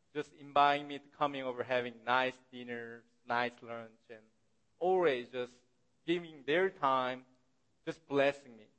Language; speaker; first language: English; non-native, learner; Korean